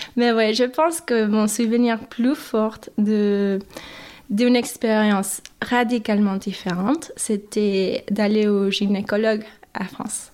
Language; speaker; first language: French; non-native, fluent; English